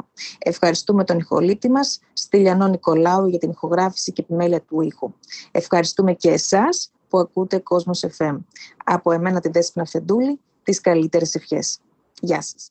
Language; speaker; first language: Greek; native; Greek